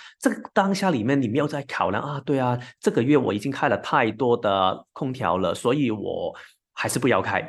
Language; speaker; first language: Chinese; non-native, local second language; Cantonese